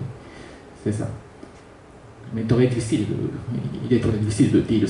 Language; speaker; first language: French; non-native, learner; Japanese